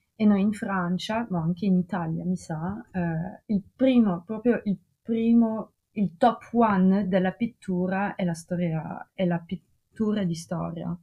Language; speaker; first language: Italian; non-native, fluent; Russian